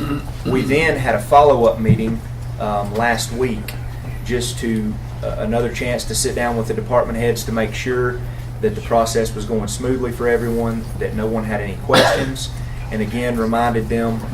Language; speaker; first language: English; native; English